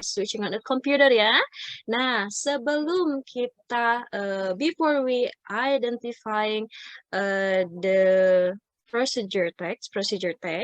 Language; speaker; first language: English; non-native, fluent; Indonesian